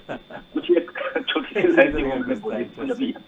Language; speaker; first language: Hindi; native; Hindi